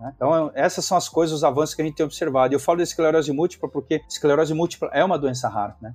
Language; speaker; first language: Portuguese; native; Portuguese